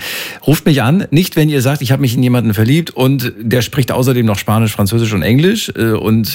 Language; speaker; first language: German; native; German